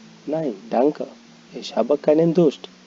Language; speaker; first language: German; non-native, fluent; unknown